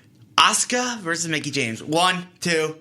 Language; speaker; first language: English; native; English